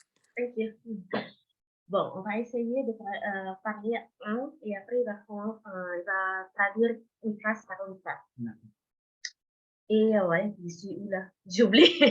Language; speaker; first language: French; non-native, fluent; Indonesian